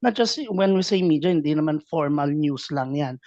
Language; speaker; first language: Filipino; native; Filipino